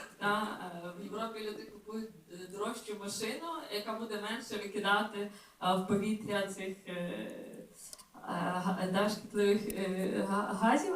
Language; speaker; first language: Ukrainian; native; Ukrainian